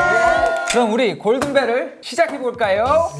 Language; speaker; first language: Korean; native; Korean